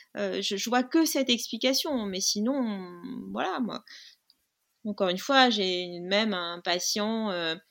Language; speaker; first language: French; non-native, local second language; Arabic